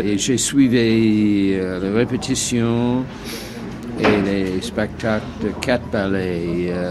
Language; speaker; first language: French; non-native, fluent; English